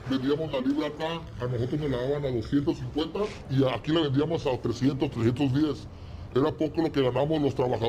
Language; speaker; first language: Spanish; native; Spanish